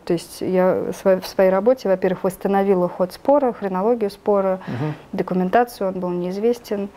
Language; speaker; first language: Russian; native; Russian